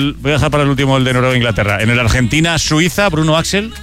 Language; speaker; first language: Spanish; native; Spanish